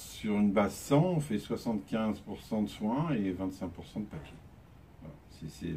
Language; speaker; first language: French; native; French